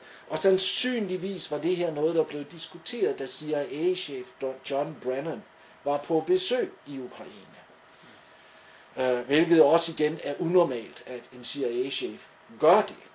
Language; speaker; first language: Danish; native; Danish